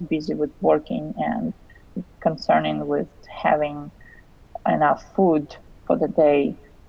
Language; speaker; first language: English; non-native, fluent; Russian